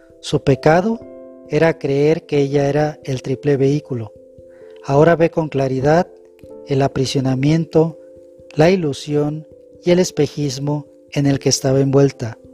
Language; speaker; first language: Spanish; native; Spanish